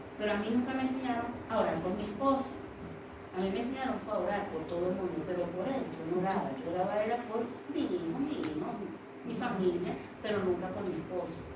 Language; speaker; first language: Spanish; native; Spanish